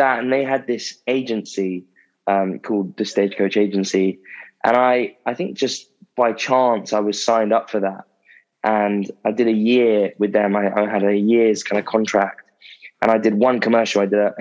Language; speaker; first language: English; native; English